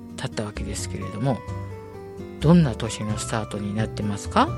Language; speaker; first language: Japanese; native; Japanese